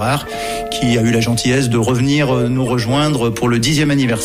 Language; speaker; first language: French; native; French